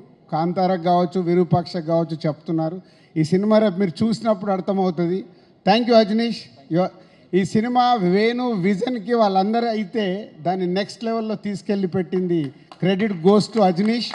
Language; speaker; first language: Telugu; native; Telugu